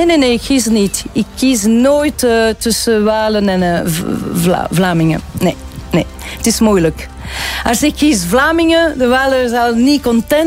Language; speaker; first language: Dutch; non-native, local second language; French